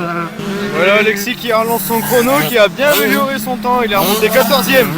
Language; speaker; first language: French; native; French